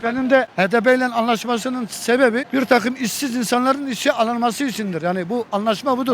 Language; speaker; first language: Turkish; non-native, local second language; Kurdish